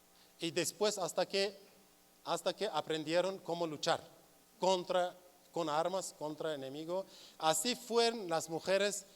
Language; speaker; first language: Spanish; non-native, learner; Kurdish